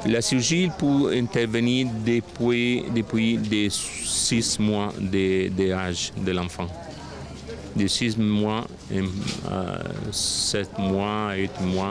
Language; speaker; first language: French; non-native, learner; Italian